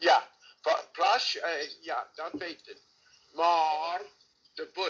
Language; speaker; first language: Dutch; non-native, learner; English